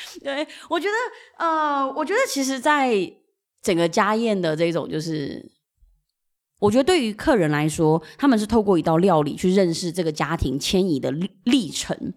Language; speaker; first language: Chinese; native; Chinese